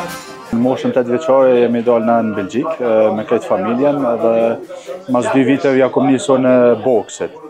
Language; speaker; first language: Albanian; early bilingual, other home language; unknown